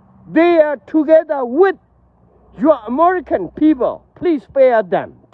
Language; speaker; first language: English; non-native, learner; Burmese